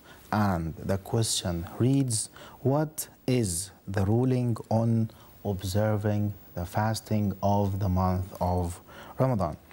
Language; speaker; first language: English; non-native, fluent; Arabic